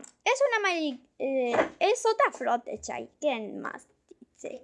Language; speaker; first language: Spanish; native; Spanish